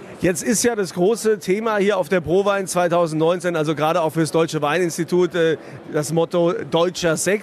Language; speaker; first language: German; native; German